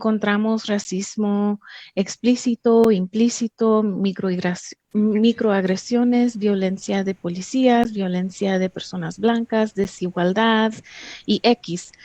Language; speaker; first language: Spanish; early bilingual, heritage; English